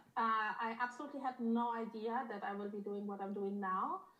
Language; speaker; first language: English; early bilingual, other home language; Polish